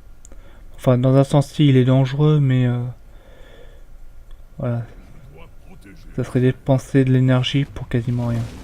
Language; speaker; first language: French; native; French